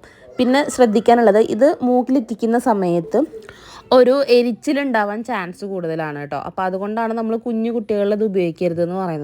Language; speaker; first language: Malayalam; native; Malayalam